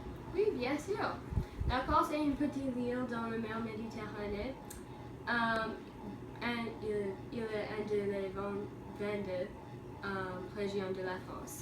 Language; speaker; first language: French; non-native, learner; English